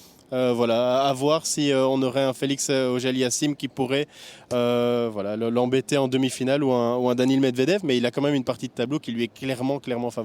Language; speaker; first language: French; native; French